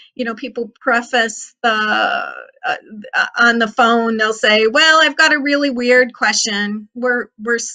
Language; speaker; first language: English; native; English